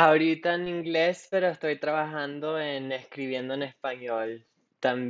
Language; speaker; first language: Spanish; non-native, local second language; English